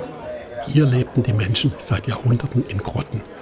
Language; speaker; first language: German; native; German